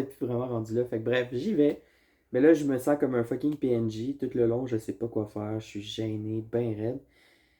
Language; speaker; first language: French; native; French